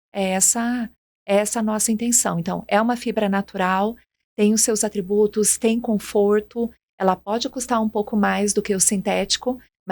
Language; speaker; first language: Portuguese; native; Portuguese